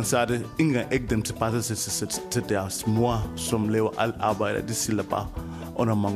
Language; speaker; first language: Danish; non-native, fluent; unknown